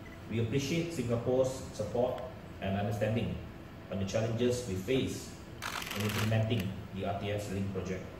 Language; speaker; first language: English; non-native, local second language; Chinese